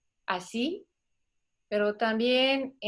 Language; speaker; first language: Spanish; non-native, fluent; French